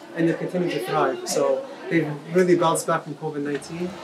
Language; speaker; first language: English; native; English